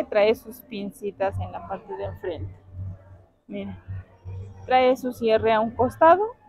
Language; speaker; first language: Spanish; native; Spanish